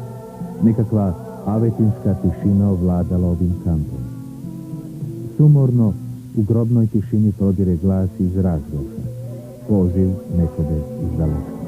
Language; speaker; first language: Bosnian; native; Bosnian